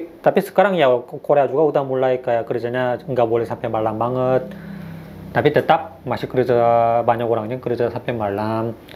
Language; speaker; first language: Indonesian; non-native, fluent; Korean